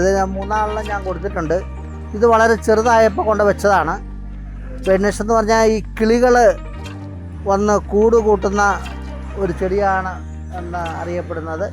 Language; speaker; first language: Malayalam; native; Malayalam